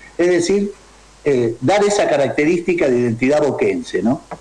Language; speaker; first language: Spanish; native; Spanish